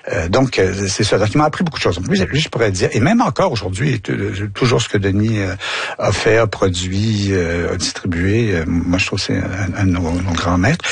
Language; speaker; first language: French; native; French